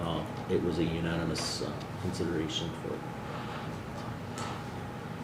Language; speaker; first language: English; native; English